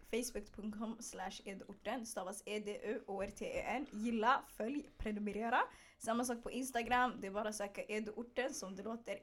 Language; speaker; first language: Swedish; early bilingual, other home language; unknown